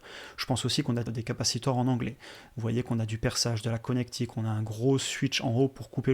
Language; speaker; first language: French; native; French